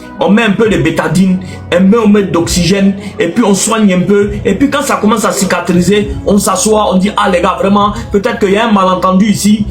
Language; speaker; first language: French; non-native, local second language; Arabic